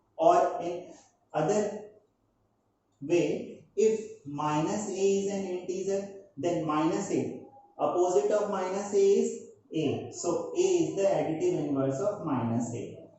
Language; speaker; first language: English; non-native, local second language; Hindi